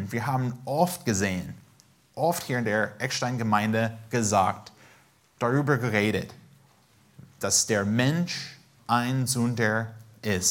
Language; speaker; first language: German; non-native, fluent; English